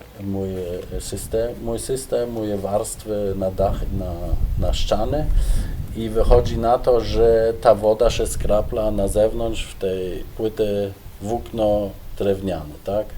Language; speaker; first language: Polish; non-native, fluent; German